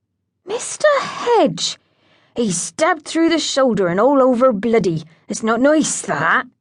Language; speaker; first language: English; native; English